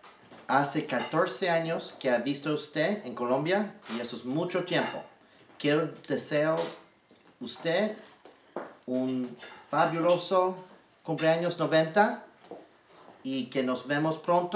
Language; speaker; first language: Spanish; non-native, learner; English